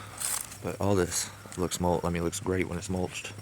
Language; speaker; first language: English; native; English